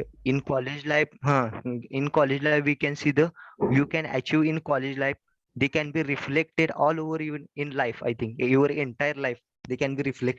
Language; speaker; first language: English; non-native, learner; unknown